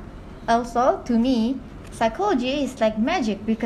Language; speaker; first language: English; non-native, local second language; Malay